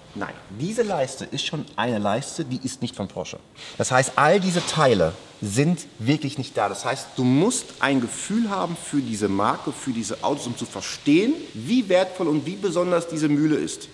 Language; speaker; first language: German; native; German